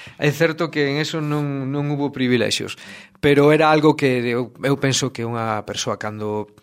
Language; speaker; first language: Galician; native; Galician